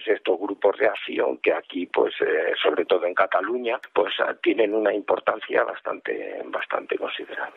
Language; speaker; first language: Spanish; native; Spanish